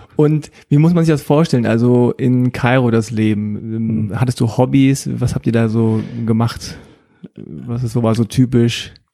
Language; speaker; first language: German; early bilingual, heritage; German